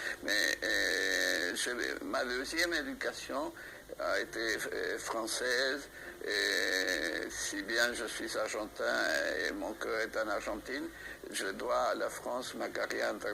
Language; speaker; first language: French; non-native, fluent; Spanish